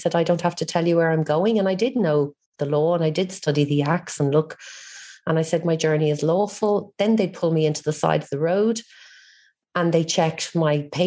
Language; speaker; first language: English; native; English